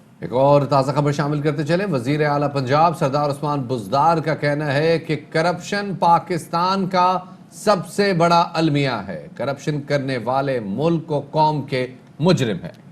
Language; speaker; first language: Urdu; native; Urdu